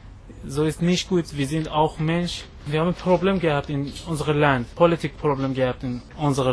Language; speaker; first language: German; non-native, learner; Persian